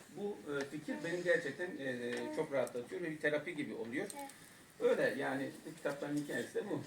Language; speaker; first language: Turkish; non-native, local second language; Kurdish